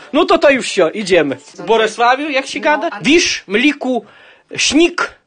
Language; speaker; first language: Polish; early bilingual, heritage; Polish